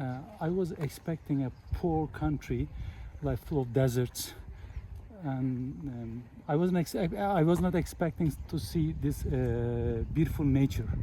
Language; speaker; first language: English; non-native, fluent; Turkish